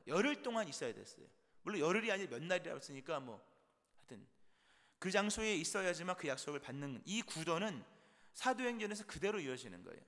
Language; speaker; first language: Korean; native; Korean